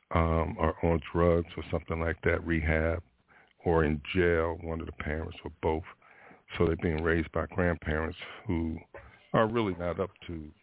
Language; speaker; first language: English; native; English